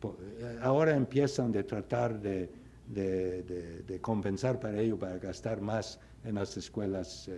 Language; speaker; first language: Spanish; non-native, fluent; English